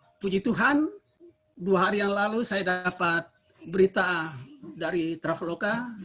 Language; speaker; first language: Indonesian; native; Indonesian